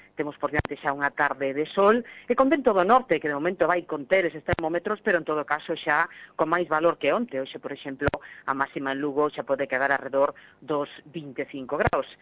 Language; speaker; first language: Galician; native; Galician